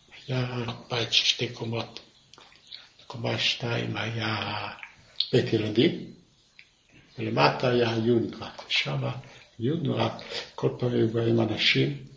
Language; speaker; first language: Hebrew; non-native, fluent; Yiddish